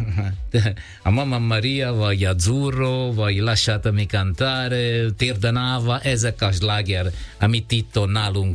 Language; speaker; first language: Hungarian; non-native, fluent; Italian